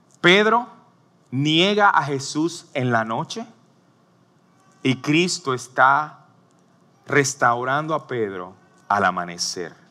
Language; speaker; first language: Spanish; native; Spanish